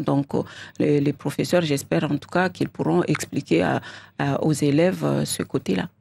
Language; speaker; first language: French; non-native, local second language; Comorian